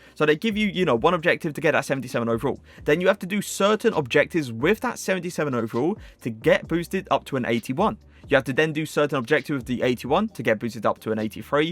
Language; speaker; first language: English; native; English